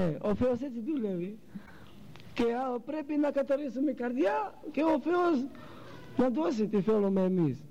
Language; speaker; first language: Greek; non-native, local second language; Russian